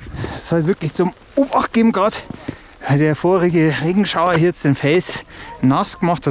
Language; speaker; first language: German; native; German